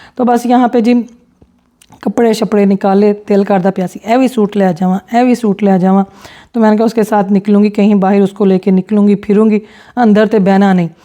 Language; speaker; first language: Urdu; non-native, local second language; Punjabi